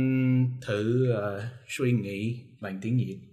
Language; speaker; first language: Vietnamese; non-native, learner; English